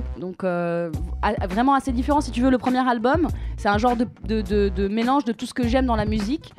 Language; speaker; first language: French; native; French